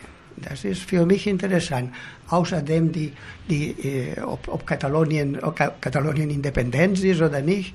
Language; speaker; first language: German; non-native, learner; Catalan